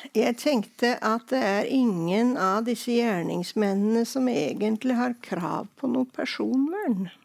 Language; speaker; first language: Norwegian; native; Norwegian